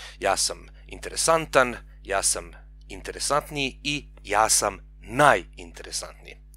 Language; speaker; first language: Serbian; non-native, local second language; Hungarian